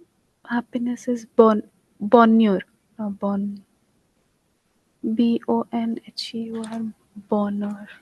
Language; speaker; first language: French; non-native, learner; Hindi